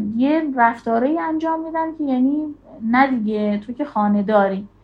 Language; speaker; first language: Persian; native; Persian